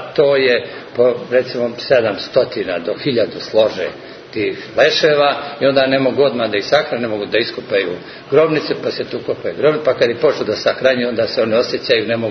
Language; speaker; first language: Serbian; native; Serbian